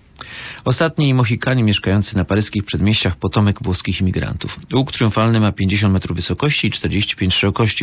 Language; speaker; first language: Polish; native; Polish